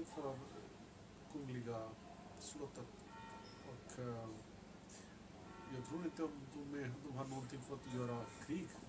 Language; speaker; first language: Swedish; non-native, learner; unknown